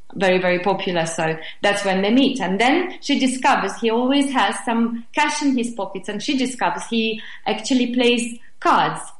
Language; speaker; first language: English; non-native, fluent; Russian